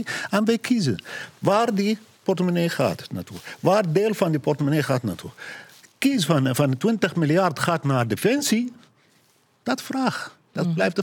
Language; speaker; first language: Dutch; non-native, learner; Arabic